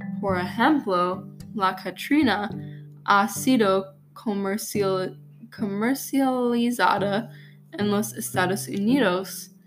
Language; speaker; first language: Spanish; non-native, learner; English